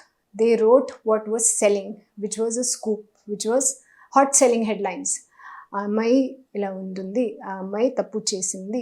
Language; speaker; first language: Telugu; non-native, learner; Hindi